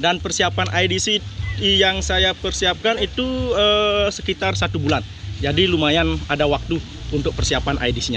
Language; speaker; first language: Indonesian; non-native, local second language; Balinese